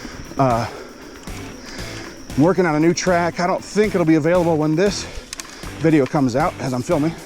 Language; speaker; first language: English; native; English